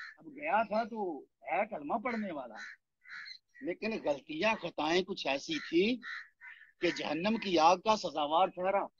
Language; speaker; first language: Urdu; non-native, local second language; Punjabi